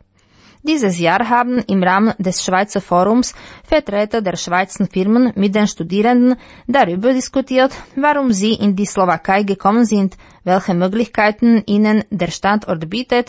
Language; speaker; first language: German; non-native, fluent; Slovak